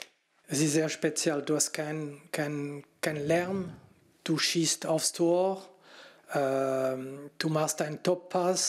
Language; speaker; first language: German; non-native, fluent; French